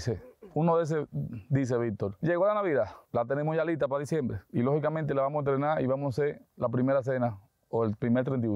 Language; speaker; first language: Spanish; native; Spanish